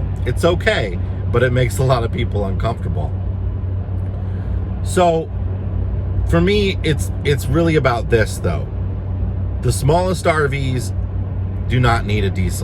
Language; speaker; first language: English; native; English